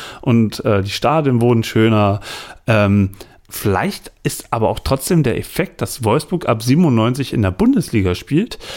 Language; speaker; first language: German; native; German